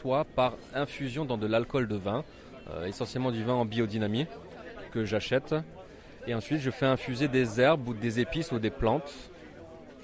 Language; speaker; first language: French; native; French